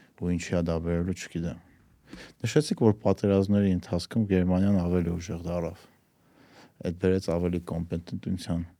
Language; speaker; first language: Armenian; native; Armenian